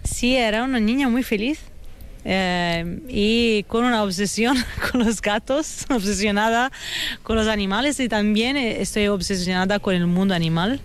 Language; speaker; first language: Spanish; non-native, fluent; Italian